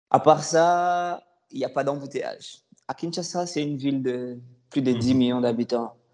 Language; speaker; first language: French; non-native, local second language; Lingala